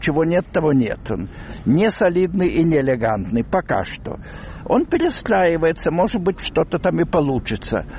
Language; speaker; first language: Russian; non-native, local second language; Lithuanian